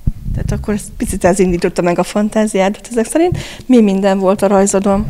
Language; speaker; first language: Hungarian; native; Hungarian